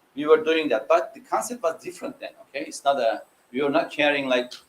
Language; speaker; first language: English; non-native, fluent; Turkish